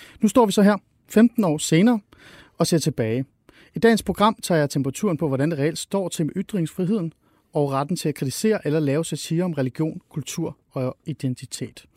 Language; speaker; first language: Danish; early bilingual, other home language; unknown